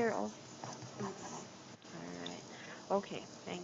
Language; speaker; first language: English; non-native, fluent; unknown